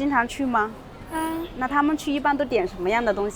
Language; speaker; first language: Chinese; native; Chinese